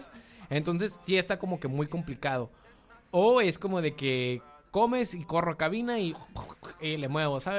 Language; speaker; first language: Spanish; native; Spanish